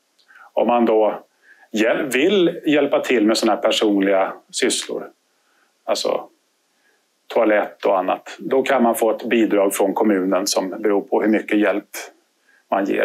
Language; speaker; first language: Swedish; native; Swedish